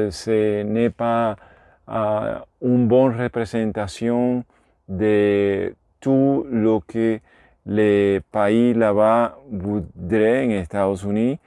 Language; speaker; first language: French; non-native, learner; Spanish